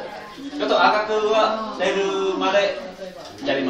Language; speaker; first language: Japanese; non-native, learner; Vietnamese